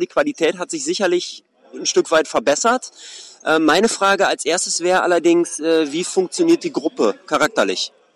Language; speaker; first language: German; native; German